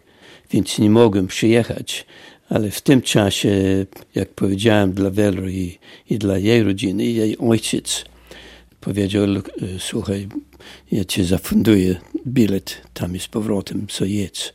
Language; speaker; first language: Polish; early bilingual, heritage; Polish